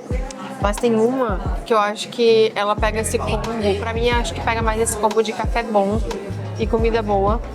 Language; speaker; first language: Portuguese; native; Portuguese